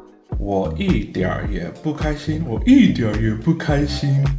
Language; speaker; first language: Chinese; non-native, fluent; English